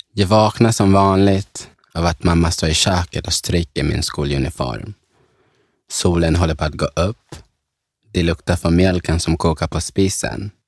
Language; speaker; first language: Swedish; early bilingual, other home language; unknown